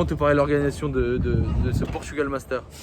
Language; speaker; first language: French; native; French